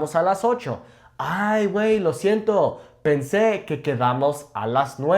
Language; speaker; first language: Spanish; non-native, fluent; English